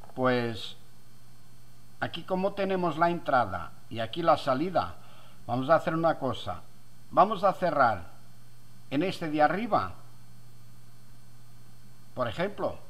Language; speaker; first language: Spanish; non-native, fluent; Portuguese